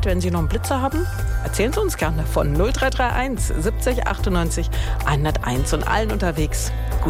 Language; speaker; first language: German; native; German